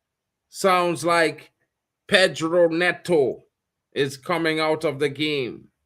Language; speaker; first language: English; native; English